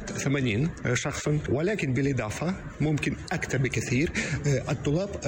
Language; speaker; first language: Arabic; non-native, learner; Russian